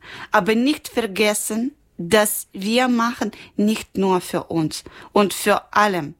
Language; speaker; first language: German; non-native, learner; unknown